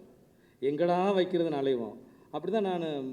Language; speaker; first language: Tamil; native; Tamil